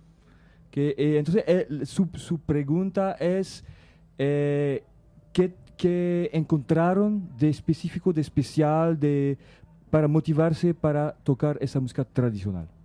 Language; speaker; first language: Spanish; non-native, learner; French